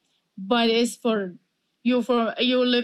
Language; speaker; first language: English; non-native, learner; Kurdish